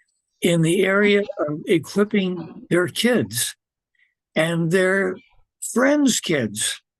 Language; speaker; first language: English; native; English